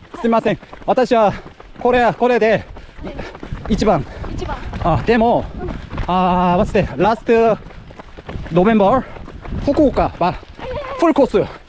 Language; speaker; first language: Japanese; non-native, learner; Korean